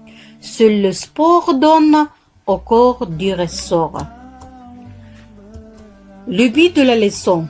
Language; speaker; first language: French; non-native, fluent; Kazakh